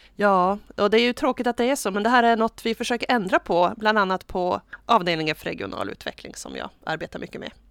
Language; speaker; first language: Swedish; native; Swedish